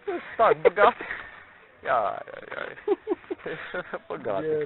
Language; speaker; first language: Polish; non-native, learner; Slovenian